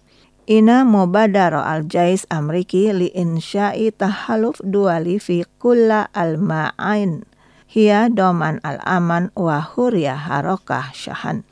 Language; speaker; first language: Arabic; non-native, fluent; Indonesian